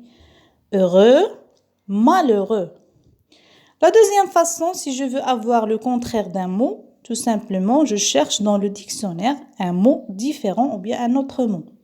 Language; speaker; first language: French; non-native, local second language; Arabic